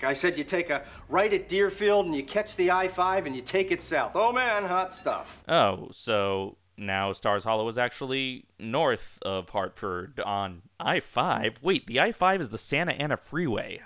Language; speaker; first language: English; native; English